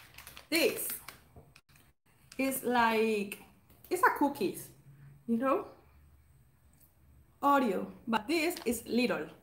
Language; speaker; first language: English; non-native, learner; Spanish